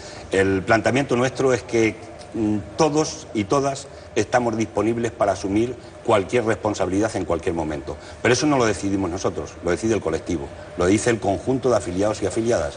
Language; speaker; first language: Spanish; native; Spanish